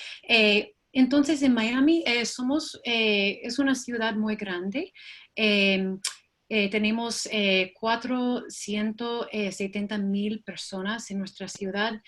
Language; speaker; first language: Spanish; non-native, fluent; English